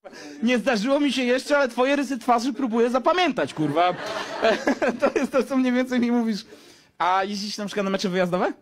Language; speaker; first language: Polish; native; Polish